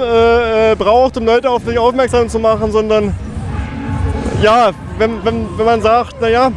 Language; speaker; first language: German; native; German